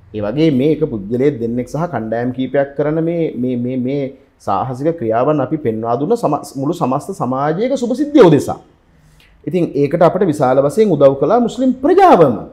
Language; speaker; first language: Sinhala; native; Sinhala